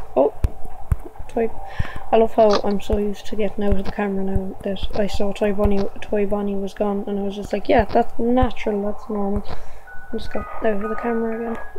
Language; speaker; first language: English; native; English